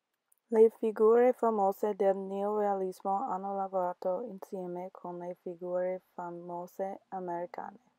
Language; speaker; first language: Italian; non-native, learner; English